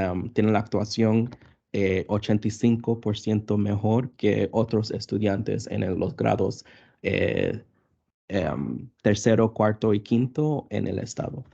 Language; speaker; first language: Spanish; early bilingual, other home language; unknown